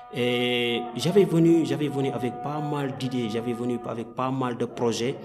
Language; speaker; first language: French; non-native, local second language; Wolof